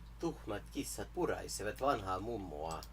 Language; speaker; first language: Finnish; non-native, learner; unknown